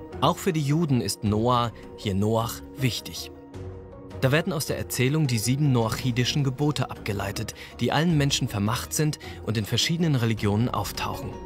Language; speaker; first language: German; native; German